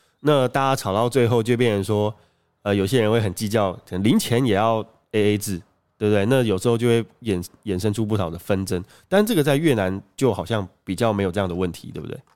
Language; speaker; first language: Chinese; native; Chinese